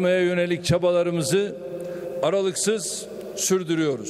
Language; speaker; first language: Turkish; native; Turkish